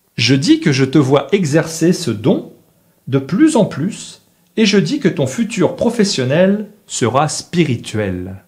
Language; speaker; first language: French; native; French